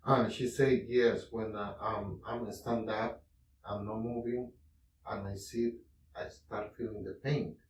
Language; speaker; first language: English; non-native, learner; Spanish